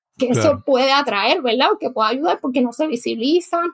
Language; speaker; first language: Spanish; native; Spanish